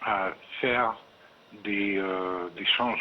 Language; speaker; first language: French; non-native, fluent; Arabic